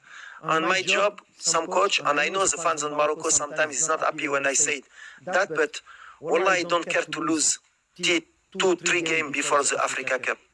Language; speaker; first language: English; non-native, learner; French